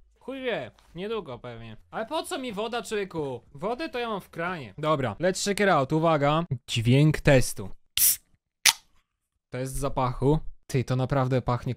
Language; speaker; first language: Polish; native; Polish